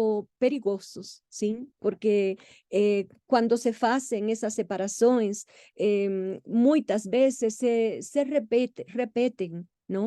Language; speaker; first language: Portuguese; non-native, fluent; Spanish